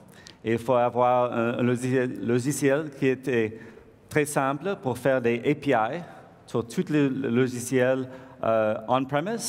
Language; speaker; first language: French; non-native, learner; English